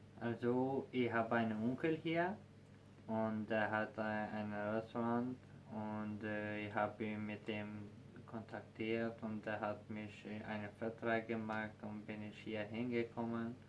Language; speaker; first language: German; non-native, learner; Albanian